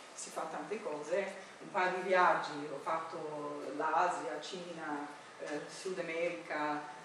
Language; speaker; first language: Italian; non-native, fluent; English